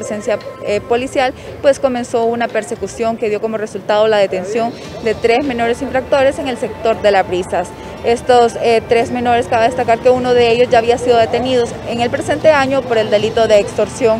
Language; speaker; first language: Spanish; native; Spanish